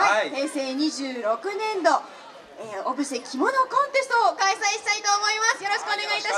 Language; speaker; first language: Japanese; native; Japanese